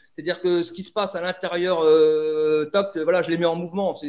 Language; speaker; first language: French; native; French